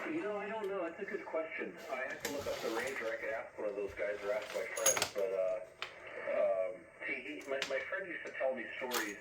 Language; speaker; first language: English; native; English